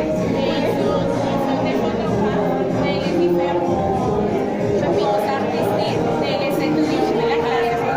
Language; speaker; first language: French; non-native, learner; Spanish